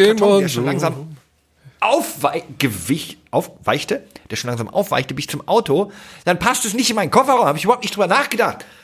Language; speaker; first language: German; native; German